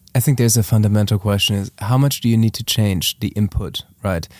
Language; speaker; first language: English; non-native, fluent; German